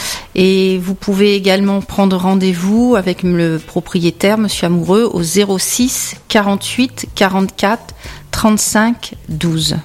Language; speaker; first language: French; native; French